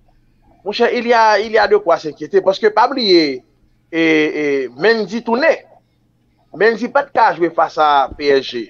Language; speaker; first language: French; non-native, local second language; Haitian Creole